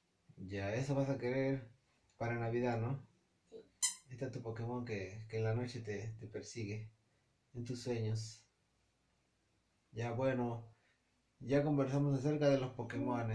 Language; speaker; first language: Spanish; native; Spanish